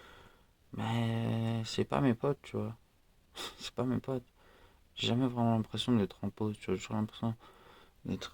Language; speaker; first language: French; native; French